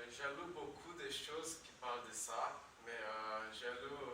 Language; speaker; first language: French; non-native, learner; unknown